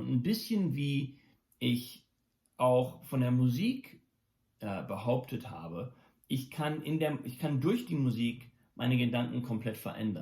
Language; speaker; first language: German; non-native, local second language; English